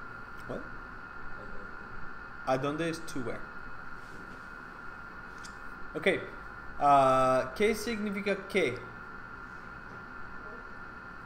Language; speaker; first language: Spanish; non-native, fluent; English